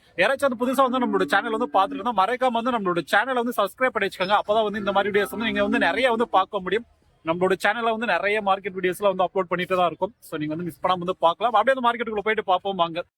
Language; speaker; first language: Tamil; native; Tamil